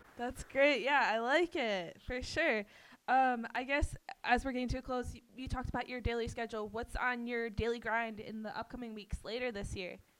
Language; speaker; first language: English; native; English